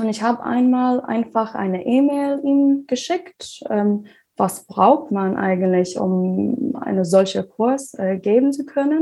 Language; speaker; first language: German; non-native, fluent; English